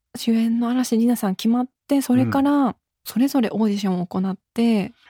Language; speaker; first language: Japanese; native; Japanese